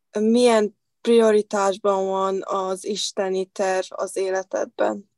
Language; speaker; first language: English; non-native, learner; Persian